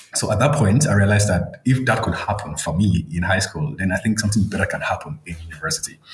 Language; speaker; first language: English; non-native, local second language; Yoruba